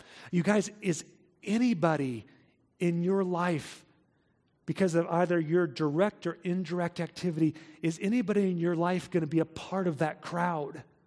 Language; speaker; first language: English; native; English